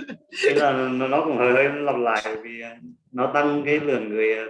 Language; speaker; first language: Vietnamese; native; Vietnamese